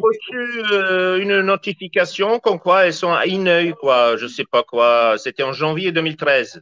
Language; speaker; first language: French; native; French